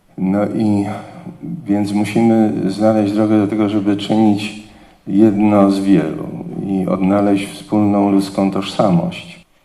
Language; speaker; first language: Polish; native; Polish